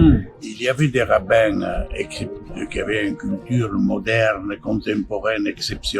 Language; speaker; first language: French; non-native, fluent; Italian